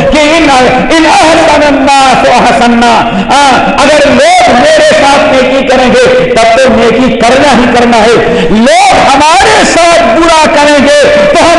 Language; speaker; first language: Urdu; native; Urdu